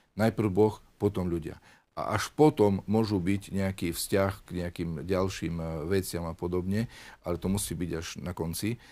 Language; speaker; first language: Slovak; native; Slovak